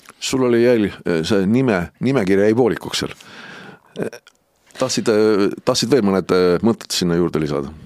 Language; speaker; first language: Estonian; native; Estonian